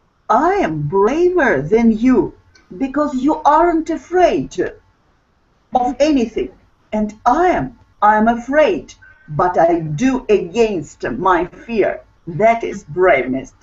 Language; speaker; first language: English; non-native, fluent; Russian